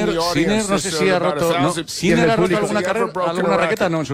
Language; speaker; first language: Spanish; native; Spanish